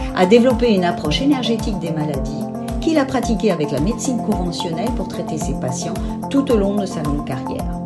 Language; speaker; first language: French; native; French